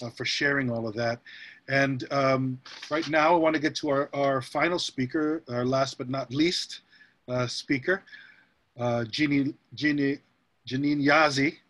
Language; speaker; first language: English; native; English